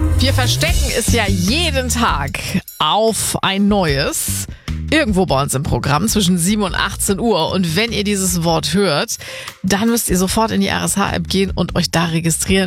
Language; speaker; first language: German; native; German